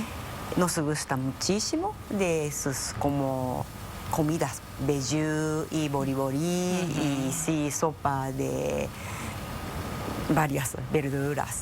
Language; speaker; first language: Spanish; non-native, fluent; Japanese